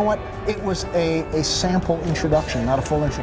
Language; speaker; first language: English; native; English